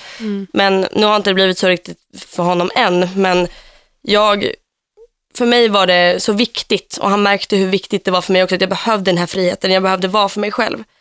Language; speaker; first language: Swedish; early bilingual, heritage; Swedish